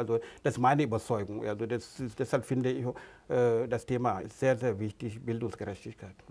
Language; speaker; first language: German; non-native, fluent; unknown